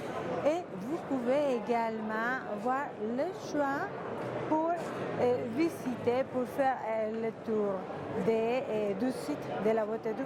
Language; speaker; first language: French; non-native, fluent; Spanish